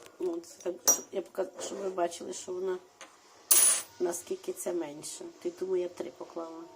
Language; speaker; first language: Ukrainian; native; Ukrainian